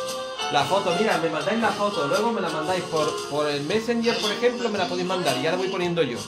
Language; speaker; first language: Spanish; native; Spanish